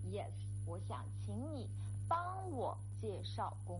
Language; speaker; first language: Chinese; non-native, fluent; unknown